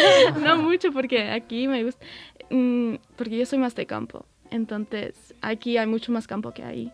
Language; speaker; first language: Spanish; early bilingual, heritage; English